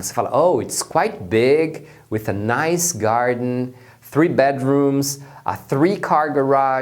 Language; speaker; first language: English; non-native, fluent; Portuguese